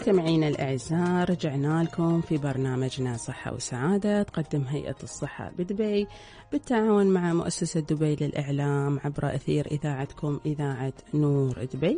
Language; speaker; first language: Arabic; native; Arabic